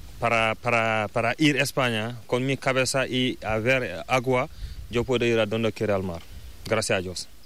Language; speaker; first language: Spanish; non-native, learner; Fula